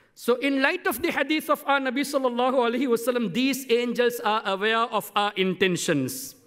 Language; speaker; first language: English; non-native, local second language; Memoni